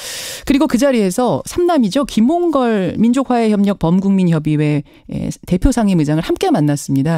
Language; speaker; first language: Korean; native; Korean